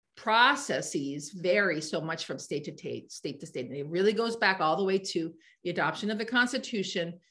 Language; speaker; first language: English; native; English